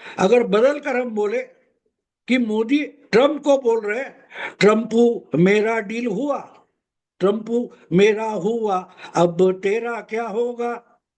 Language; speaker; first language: Hindi; non-native, local second language; Marathi